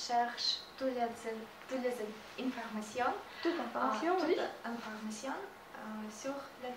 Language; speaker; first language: French; non-native, learner; Russian